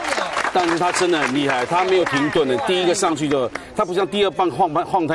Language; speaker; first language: Chinese; native; Chinese